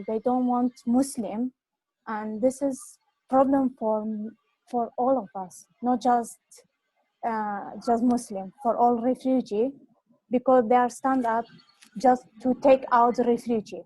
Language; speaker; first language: English; non-native, learner; Kurdish